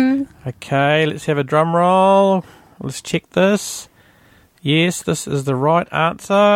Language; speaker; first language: English; native; English